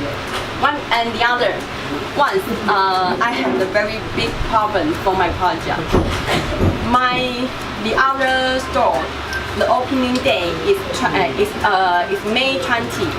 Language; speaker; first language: English; non-native, learner; Chinese